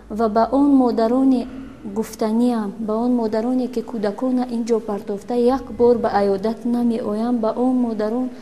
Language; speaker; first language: Tajik; non-native, local second language; Shughni